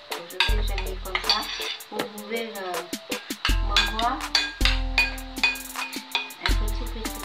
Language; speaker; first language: French; non-native, fluent; Vietnamese